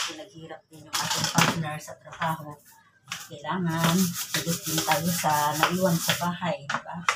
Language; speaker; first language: Filipino; non-native, local second language; Cebuano